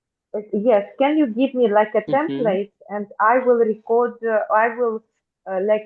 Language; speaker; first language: English; non-native, fluent; Russian